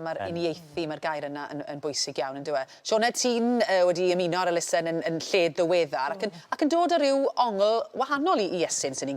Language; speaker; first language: Welsh; native; Welsh